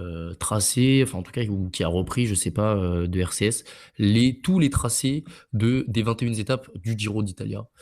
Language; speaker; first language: French; native; French